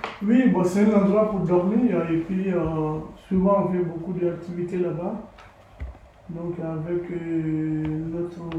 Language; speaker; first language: French; non-native, learner; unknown